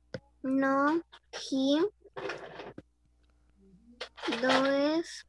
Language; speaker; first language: English; non-native, learner; Spanish